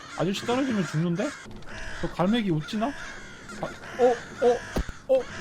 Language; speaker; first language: Korean; non-native, fluent; Finnish